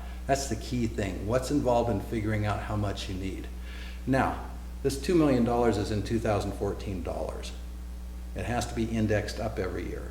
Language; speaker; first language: English; native; English